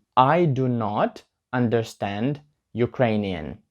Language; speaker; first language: English; non-native, learner; Ukrainian